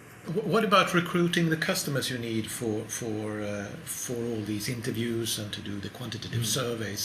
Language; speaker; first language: English; non-native, fluent; Swedish